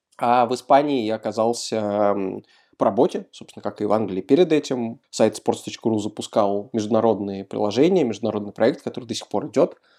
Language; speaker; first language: Russian; native; Russian